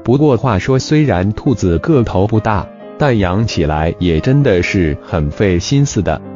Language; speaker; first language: Chinese; native; Chinese